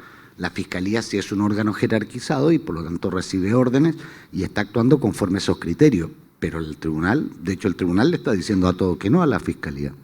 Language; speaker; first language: Spanish; native; Spanish